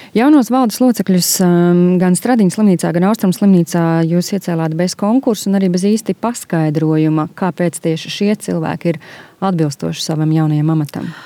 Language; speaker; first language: Latvian; native; Latvian